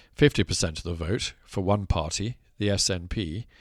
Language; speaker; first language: English; native; English